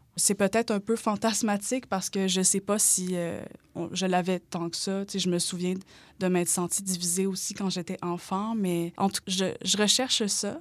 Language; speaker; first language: French; native; French